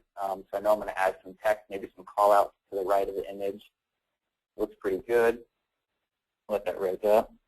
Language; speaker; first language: English; native; English